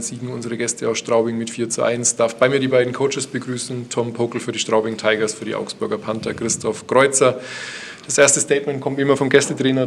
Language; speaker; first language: German; native; German